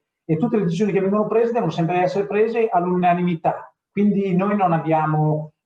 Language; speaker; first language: Italian; native; Italian